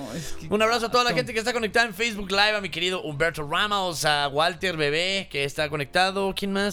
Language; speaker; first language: Spanish; native; Spanish